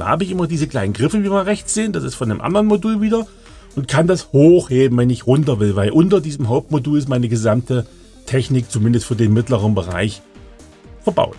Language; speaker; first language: German; native; German